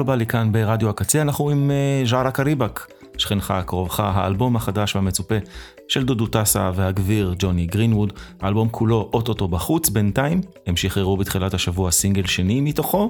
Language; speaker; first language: Hebrew; native; Hebrew